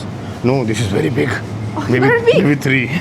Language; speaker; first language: English; non-native, local second language; Hindi